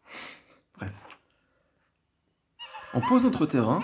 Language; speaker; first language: French; native; French